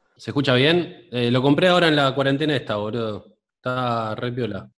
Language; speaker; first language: Spanish; native; Spanish